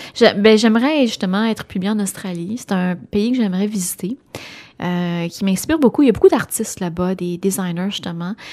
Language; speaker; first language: French; native; French